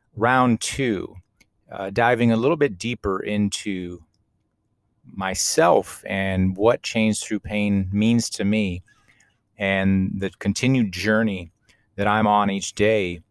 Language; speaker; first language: English; native; English